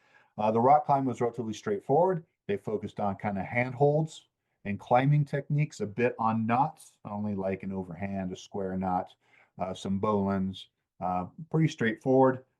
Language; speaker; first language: English; native; English